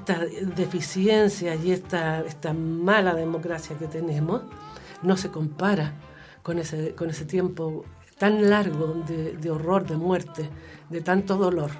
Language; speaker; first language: Spanish; native; Spanish